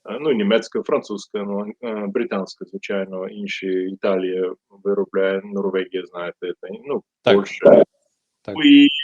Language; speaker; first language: Ukrainian; non-native, fluent; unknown